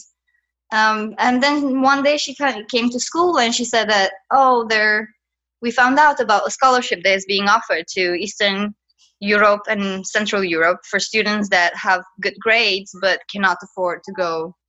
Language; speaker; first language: English; non-native, fluent; Romanian